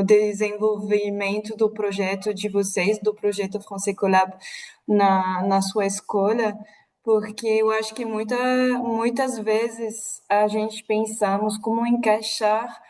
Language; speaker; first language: Portuguese; non-native, fluent; French